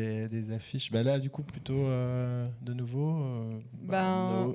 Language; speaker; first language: French; native; French